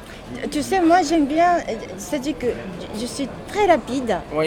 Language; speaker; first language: French; non-native, learner; Japanese